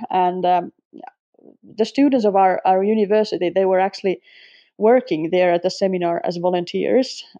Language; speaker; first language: English; non-native, fluent; Finnish